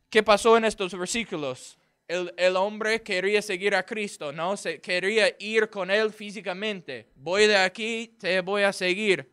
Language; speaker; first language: Spanish; non-native, fluent; English